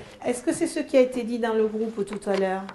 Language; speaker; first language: French; native; French